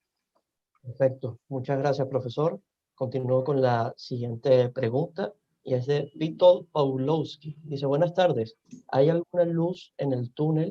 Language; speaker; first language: Spanish; native; Spanish